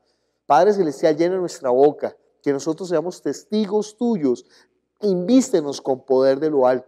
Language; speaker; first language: Spanish; native; Spanish